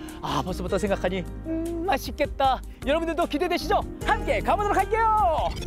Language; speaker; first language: Korean; native; Korean